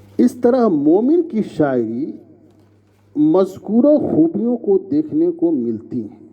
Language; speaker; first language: Urdu; native; Urdu